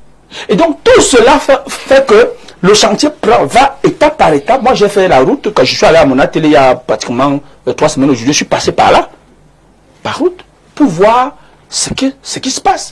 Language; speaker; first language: French; native; French